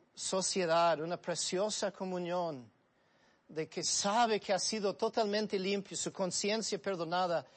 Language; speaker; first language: Spanish; non-native, fluent; English